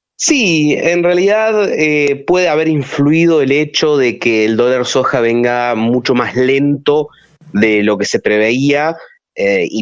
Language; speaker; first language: Spanish; native; Spanish